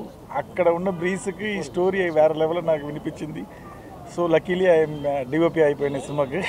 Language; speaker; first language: Telugu; non-native, fluent; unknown